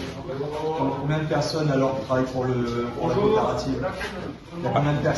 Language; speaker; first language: French; native; French